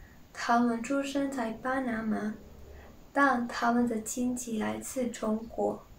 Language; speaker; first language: Chinese; non-native, learner; Spanish